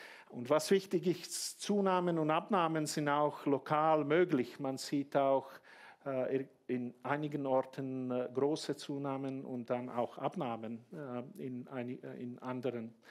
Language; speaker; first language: German; non-native, fluent; Slovak